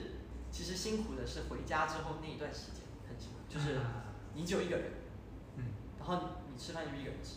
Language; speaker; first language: Chinese; native; Chinese